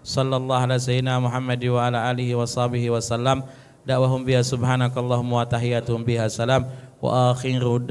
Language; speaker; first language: Indonesian; native; Indonesian